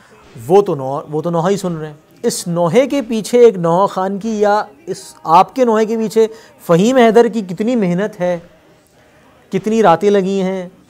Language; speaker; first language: Urdu; native; Urdu